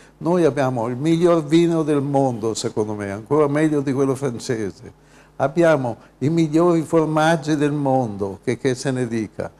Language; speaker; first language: Italian; native; Italian